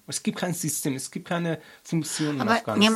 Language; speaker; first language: German; non-native, learner; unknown